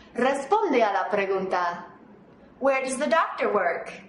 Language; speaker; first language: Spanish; non-native, fluent; English